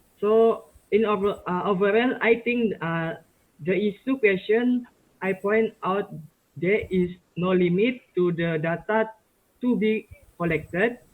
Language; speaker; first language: English; non-native, local second language; Malay